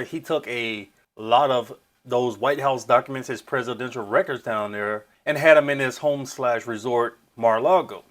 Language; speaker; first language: English; native; English